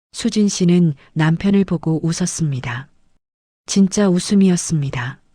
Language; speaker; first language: Korean; native; Korean